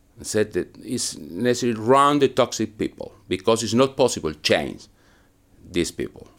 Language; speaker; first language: English; non-native, learner; Spanish